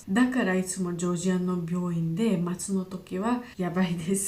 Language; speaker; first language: Japanese; non-native, learner; Georgian